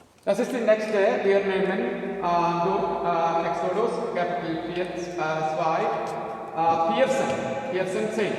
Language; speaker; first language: German; non-native, learner; Malayalam